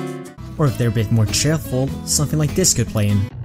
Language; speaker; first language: English; native; English